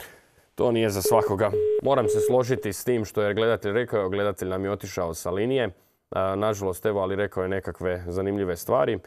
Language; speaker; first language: Serbian; native; Serbian